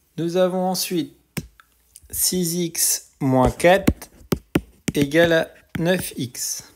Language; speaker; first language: French; native; French